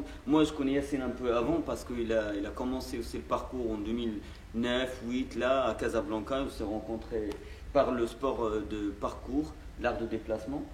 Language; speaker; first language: French; non-native, local second language; Arabic